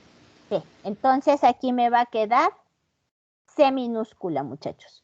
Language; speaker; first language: Spanish; native; Spanish